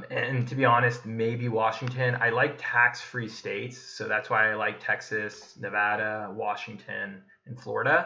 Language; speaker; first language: English; native; English